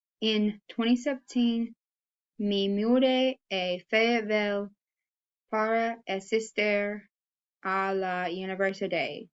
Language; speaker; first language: Spanish; non-native, learner; English